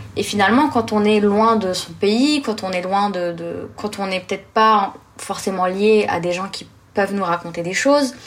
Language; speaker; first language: French; early bilingual, other home language; Arabic